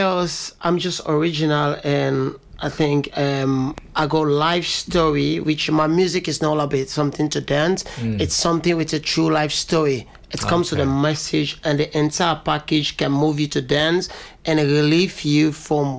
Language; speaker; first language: English; non-native, local second language; Krio